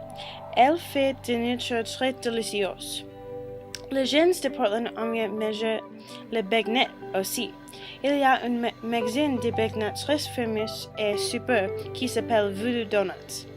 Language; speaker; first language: French; non-native, learner; English